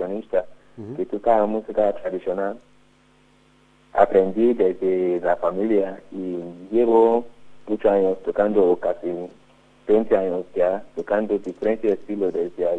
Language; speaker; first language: Spanish; non-native, learner; Yoruba